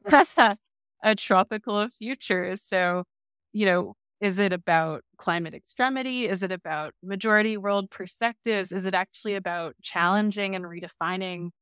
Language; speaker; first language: English; non-native, local second language; Filipino